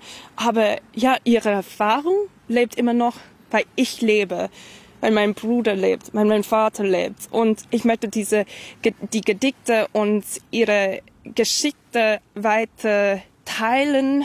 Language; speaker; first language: German; non-native, fluent; English